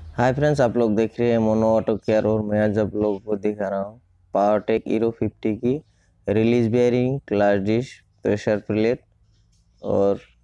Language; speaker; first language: Hindi; non-native, local second language; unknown